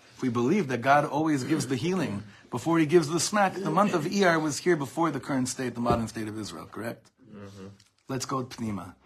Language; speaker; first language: English; native; English